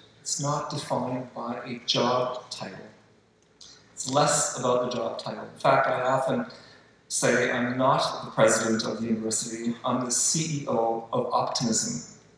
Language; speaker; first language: English; native; English